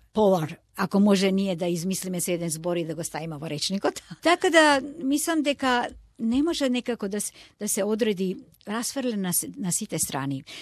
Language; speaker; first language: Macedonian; non-native, local second language; Turkish